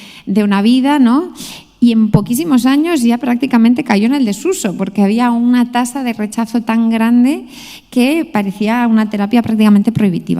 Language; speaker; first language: Spanish; native; Spanish